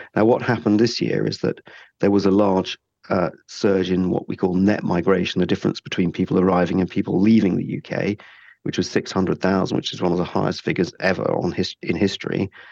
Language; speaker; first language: English; native; English